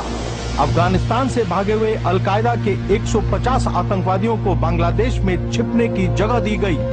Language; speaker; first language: Hindi; native; Hindi